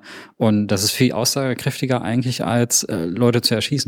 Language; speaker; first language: German; native; German